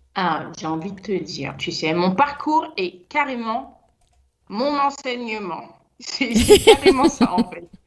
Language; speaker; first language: French; native; French